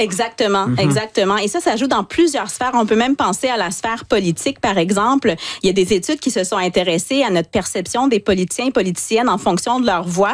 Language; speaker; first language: French; native; French